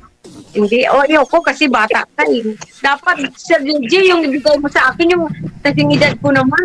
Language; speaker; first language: Filipino; non-native, local second language; Cebuano